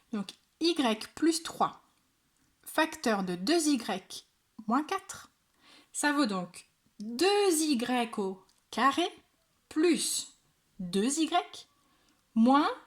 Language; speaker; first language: French; native; French